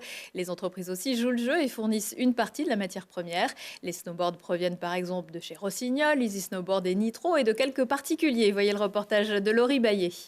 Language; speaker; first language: French; native; French